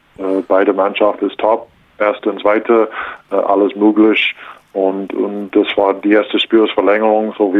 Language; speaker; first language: German; non-native, learner; English